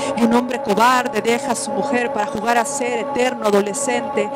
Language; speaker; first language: Spanish; native; Spanish